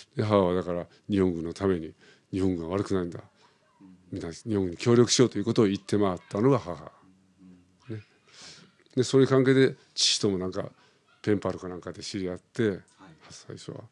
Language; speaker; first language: Japanese; native; Japanese